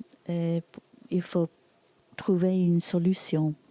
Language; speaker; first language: French; non-native, learner; English